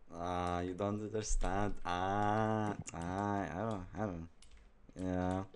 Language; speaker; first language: English; non-native, fluent; Lithuanian